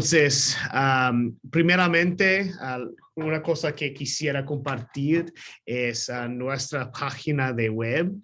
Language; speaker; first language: Spanish; non-native, learner; English